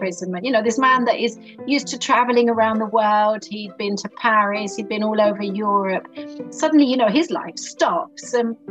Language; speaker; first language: English; native; English